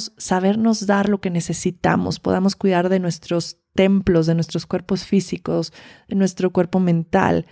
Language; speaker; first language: Spanish; native; Spanish